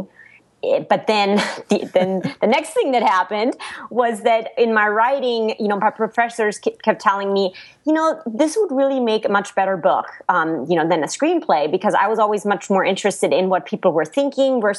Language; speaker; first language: English; non-native, fluent; German